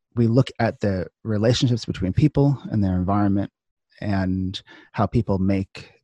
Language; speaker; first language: English; native; English